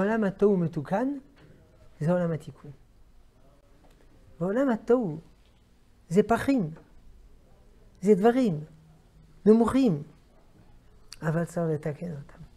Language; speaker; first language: Hebrew; non-native, fluent; French